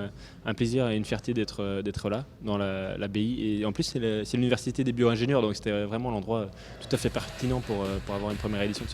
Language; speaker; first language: French; native; French